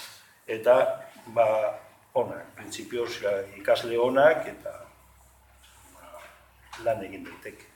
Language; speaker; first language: Basque; non-native, local second language; Spanish